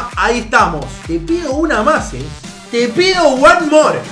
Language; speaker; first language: Spanish; native; Spanish